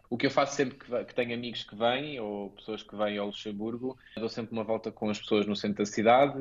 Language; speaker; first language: Portuguese; native; Portuguese